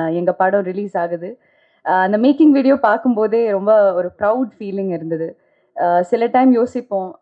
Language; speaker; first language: Tamil; non-native, local second language; Malayalam